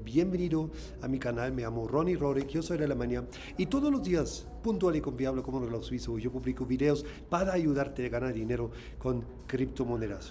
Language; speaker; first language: Spanish; non-native, fluent; German